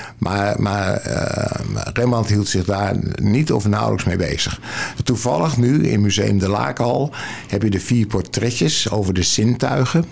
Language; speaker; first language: Dutch; native; Dutch